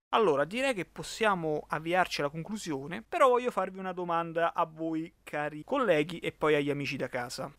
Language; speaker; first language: Italian; native; Italian